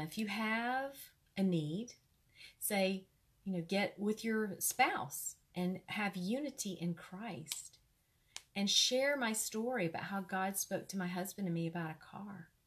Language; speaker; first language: English; native; English